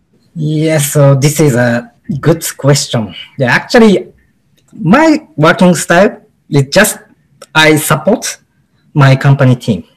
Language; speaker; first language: English; non-native, learner; Japanese